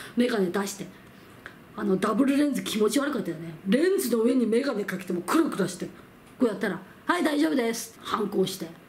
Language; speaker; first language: Japanese; non-native, fluent; Korean